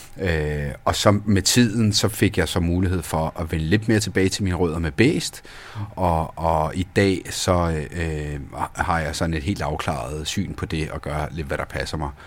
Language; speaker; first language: Danish; early bilingual, other home language; Italian